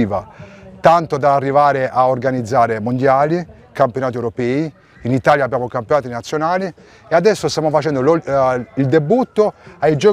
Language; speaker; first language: Italian; native; Italian